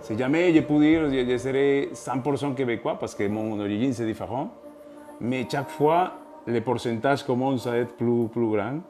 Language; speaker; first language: French; non-native, fluent; Spanish